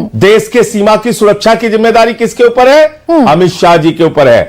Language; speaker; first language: Hindi; native; Hindi